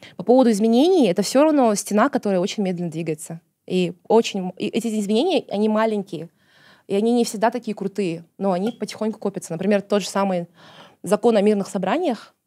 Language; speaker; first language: Russian; non-native, local second language; Kazakh